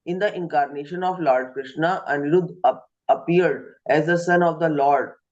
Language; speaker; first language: English; non-native, local second language; Hindi